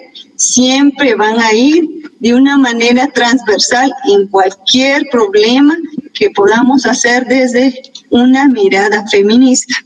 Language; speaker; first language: Spanish; native; Spanish